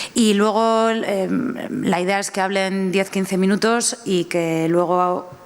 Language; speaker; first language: Spanish; native; Spanish